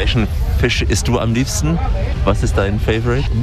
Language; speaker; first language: German; native; German